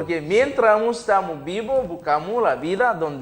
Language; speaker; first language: Spanish; non-native, learner; Haitian Creole